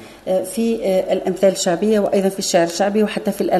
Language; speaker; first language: Arabic; native; Arabic